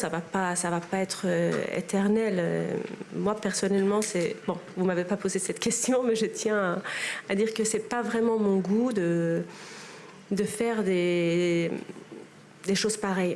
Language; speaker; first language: French; non-native, fluent; Persian